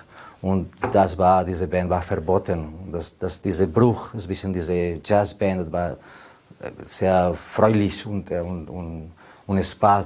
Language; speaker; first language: German; non-native, learner; Spanish